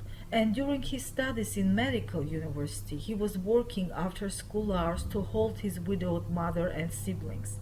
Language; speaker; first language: English; non-native, fluent; Armenian